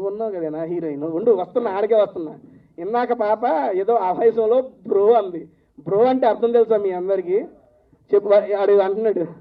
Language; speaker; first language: Telugu; native; Telugu